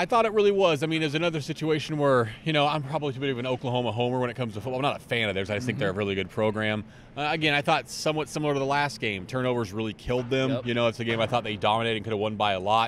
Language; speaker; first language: English; native; English